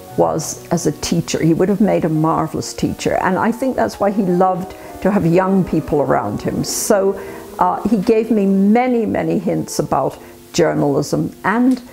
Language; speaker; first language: English; native; English